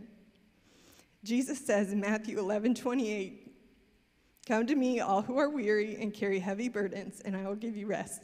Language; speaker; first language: English; native; English